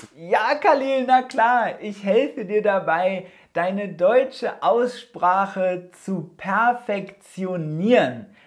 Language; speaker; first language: German; native; German